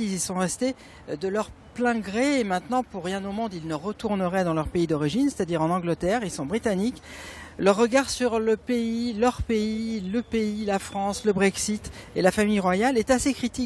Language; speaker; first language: French; native; French